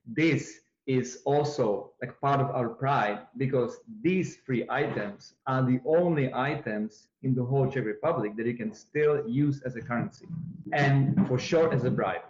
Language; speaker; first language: English; non-native, fluent; Czech